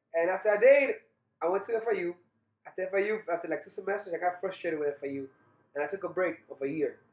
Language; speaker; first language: English; early bilingual, other home language; Spanish